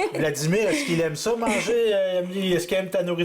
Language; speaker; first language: French; native; French